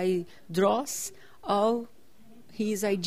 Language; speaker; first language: English; non-native, learner; Portuguese